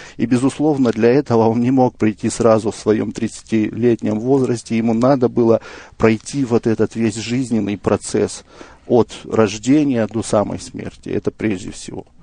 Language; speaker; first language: Russian; native; Russian